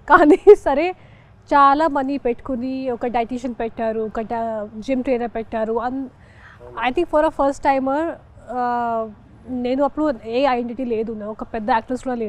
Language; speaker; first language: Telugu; non-native, fluent; Hindi